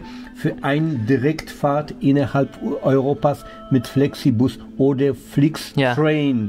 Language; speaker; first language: German; non-native, learner; Polish